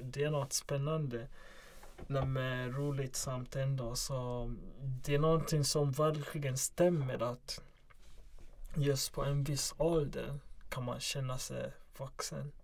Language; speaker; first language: Swedish; non-native, local second language; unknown